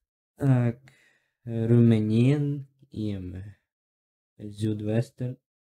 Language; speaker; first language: German; non-native, learner; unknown